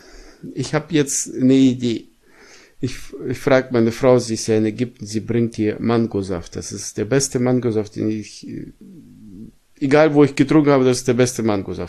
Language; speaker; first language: German; early bilingual, other home language; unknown